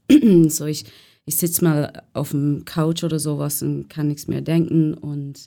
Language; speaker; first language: German; non-native, learner; English